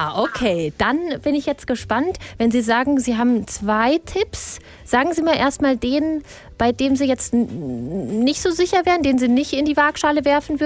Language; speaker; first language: German; native; German